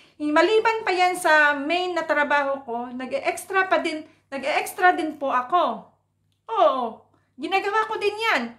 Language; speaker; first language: Filipino; non-native, local second language; Cebuano